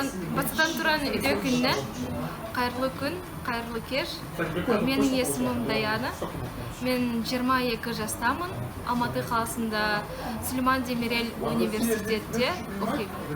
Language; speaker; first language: Kazakh; non-native, learner; Yakut